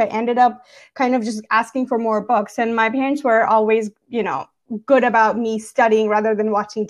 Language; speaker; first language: English; non-native, local second language; Gujarati